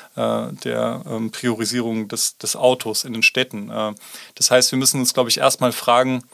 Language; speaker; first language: German; native; German